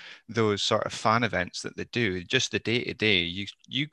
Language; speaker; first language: English; native; English